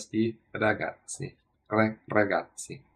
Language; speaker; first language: Italian; non-native, learner; English